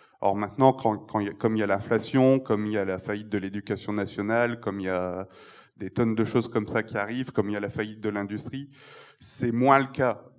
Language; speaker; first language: French; native; French